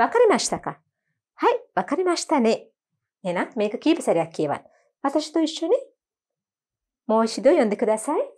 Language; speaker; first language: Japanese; non-native, learner; Sinhala